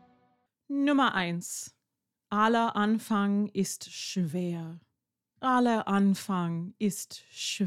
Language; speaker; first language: German; non-native, fluent; English